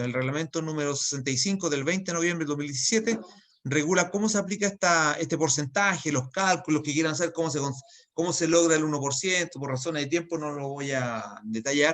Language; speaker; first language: Spanish; native; Spanish